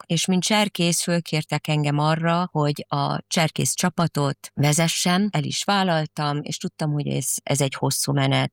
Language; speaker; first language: Hungarian; early bilingual, heritage; Hungarian